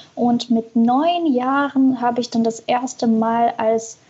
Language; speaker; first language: German; early bilingual, other home language; Russian